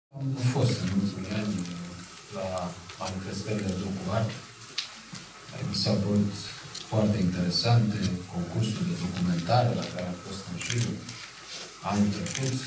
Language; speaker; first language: Romanian; native; Romanian